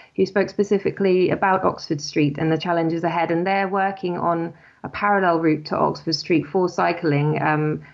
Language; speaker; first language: English; native; English